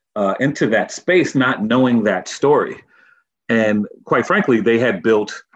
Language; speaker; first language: English; native; English